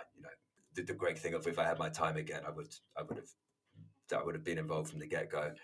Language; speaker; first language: English; native; English